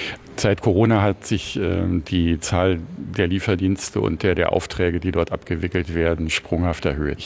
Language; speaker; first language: German; native; German